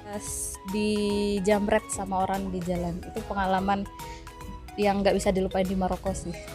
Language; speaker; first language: Indonesian; native; Indonesian